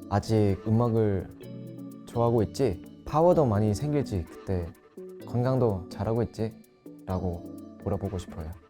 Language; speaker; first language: Korean; non-native, local second language; Thai